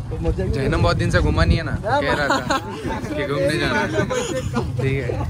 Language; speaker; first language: Hindi; native; Hindi